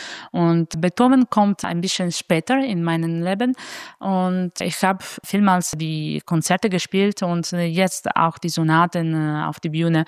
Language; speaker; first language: German; non-native, fluent; Italian